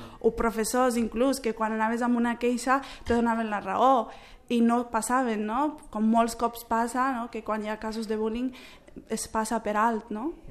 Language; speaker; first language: Catalan; early bilingual, other home language; Arabic